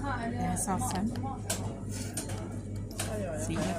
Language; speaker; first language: Swedish; non-native, learner; Thai